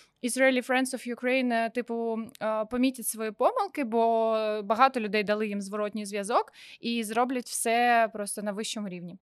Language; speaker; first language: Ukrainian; non-native, local second language; Russian